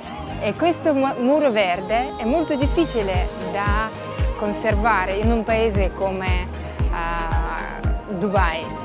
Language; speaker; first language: Italian; non-native, fluent; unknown